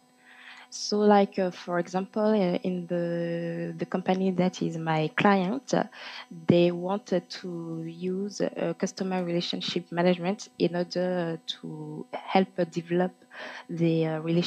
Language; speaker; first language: English; non-native, fluent; French